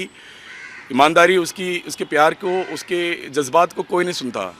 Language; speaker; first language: Hindi; native; Hindi